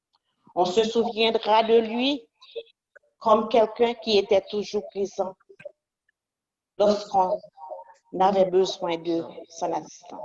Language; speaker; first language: French; non-native, local second language; Haitian Creole